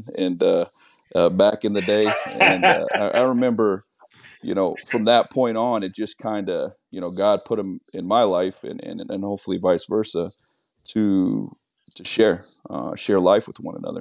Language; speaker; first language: English; native; English